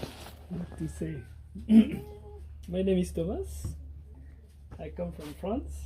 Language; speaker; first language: English; non-native, learner; French